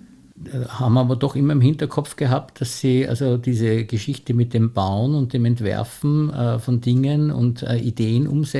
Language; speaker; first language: German; native; German